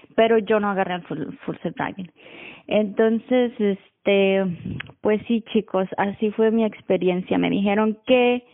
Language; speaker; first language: Spanish; native; Spanish